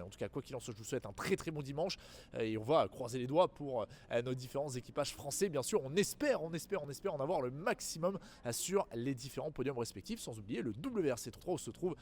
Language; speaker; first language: French; native; French